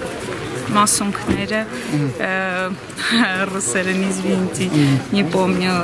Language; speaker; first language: Russian; non-native, local second language; Armenian